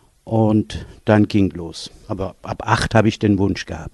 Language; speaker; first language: German; non-native, fluent; Persian